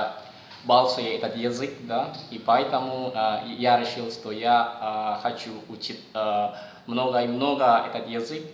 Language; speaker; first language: Russian; non-native, learner; Indonesian